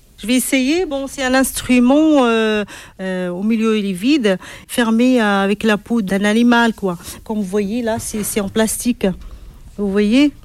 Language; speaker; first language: French; non-native, local second language; Arabic